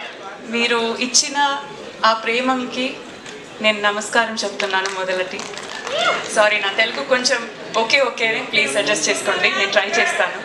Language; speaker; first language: Telugu; non-native, local second language; Malayalam